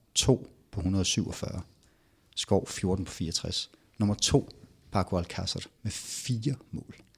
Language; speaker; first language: Danish; native; Danish